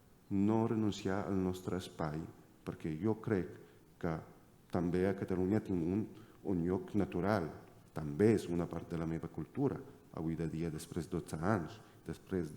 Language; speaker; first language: Catalan; non-native, fluent; Arabic